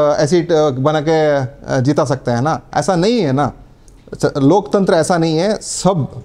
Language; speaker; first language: Hindi; non-native, local second language; Kannada